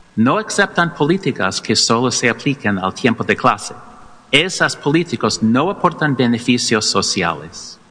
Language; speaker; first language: Spanish; non-native, learner; English